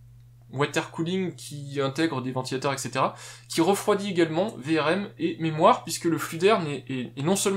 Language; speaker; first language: French; native; French